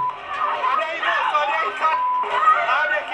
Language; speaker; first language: Portuguese; native; Portuguese